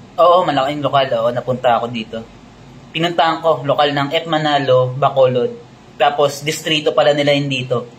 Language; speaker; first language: Filipino; native; Filipino